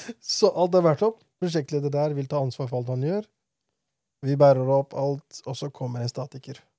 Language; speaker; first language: Norwegian; early bilingual, other home language; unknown